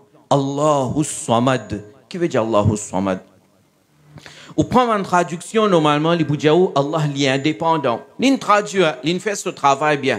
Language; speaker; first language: French; non-native, local second language; Morisyen